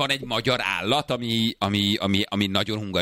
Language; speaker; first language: Hungarian; native; Hungarian